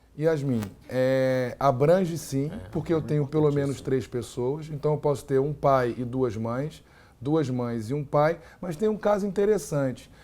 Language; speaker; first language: Portuguese; native; Portuguese